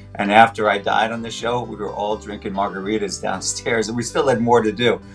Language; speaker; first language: English; native; English